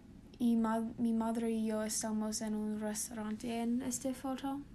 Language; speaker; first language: Spanish; non-native, learner; English